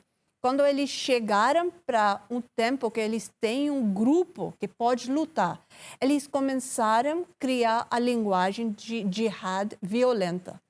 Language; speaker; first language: Portuguese; non-native, learner; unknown